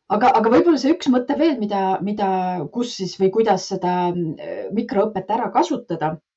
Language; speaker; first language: Estonian; non-native, local second language; Russian